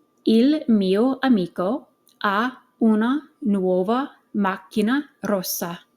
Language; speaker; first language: Italian; non-native, fluent; English